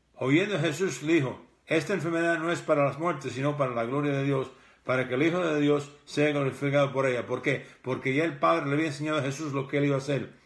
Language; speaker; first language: Spanish; early bilingual, heritage; Spanish